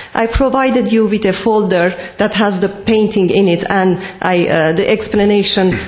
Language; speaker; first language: English; non-native, fluent; Persian